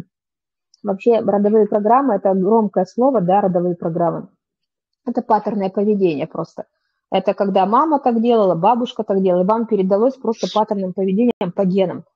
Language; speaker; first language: Russian; native; Russian